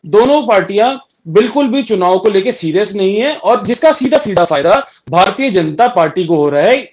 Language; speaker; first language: Hindi; native; Hindi